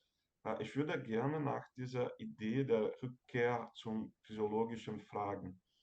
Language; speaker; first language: German; non-native, fluent; Portuguese